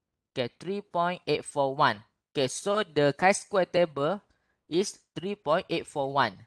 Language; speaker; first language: English; non-native, local second language; Malay